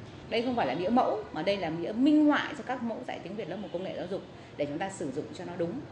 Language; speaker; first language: Vietnamese; native; Vietnamese